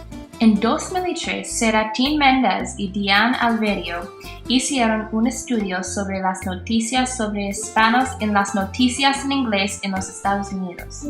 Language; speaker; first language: Spanish; non-native, learner; English